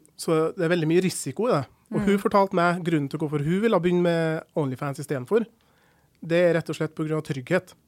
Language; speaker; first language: Norwegian; early bilingual, other home language; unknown